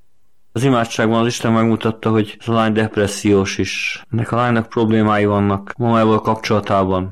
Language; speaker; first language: Hungarian; native; Hungarian